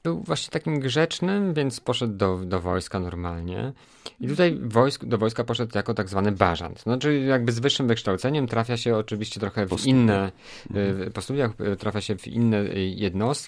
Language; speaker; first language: Polish; native; Polish